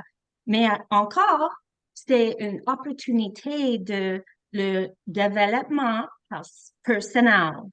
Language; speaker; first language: French; non-native, local second language; English